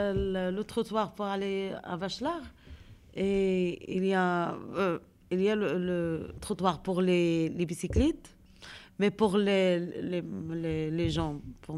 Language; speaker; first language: French; non-native, learner; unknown